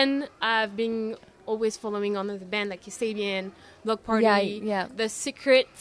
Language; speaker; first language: English; non-native, fluent; French